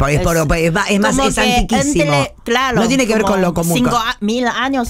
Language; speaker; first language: Spanish; non-native, fluent; Chinese